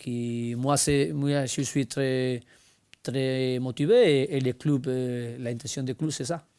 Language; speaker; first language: French; non-native, learner; Spanish